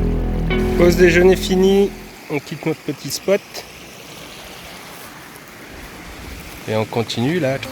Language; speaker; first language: French; native; French